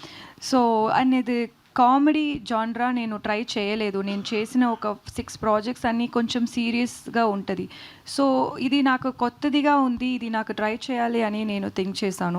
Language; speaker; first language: Telugu; non-native, learner; Tamil